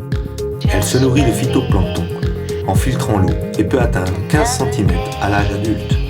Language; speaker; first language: French; native; French